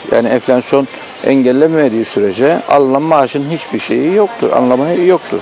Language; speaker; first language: Turkish; native; Turkish